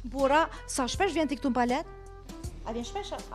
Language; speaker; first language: Albanian; native; Albanian